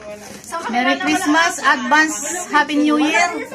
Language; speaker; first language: English; non-native, local second language; Filipino